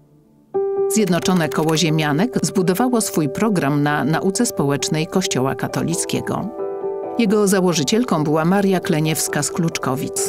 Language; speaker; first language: Polish; native; Polish